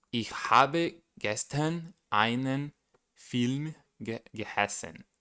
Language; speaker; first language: German; non-native, learner; Portuguese